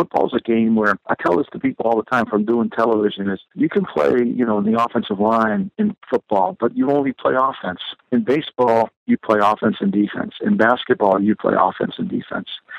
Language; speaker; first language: English; native; English